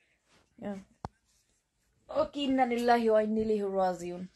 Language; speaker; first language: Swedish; non-native, learner; Bangla